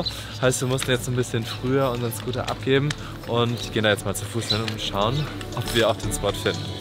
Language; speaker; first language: German; native; German